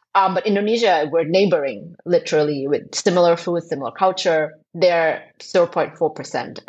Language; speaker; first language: English; non-native, fluent; Thai